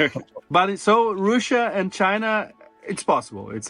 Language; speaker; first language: English; non-native, fluent; Portuguese